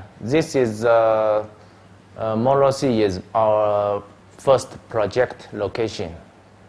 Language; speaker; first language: English; non-native, learner; Chinese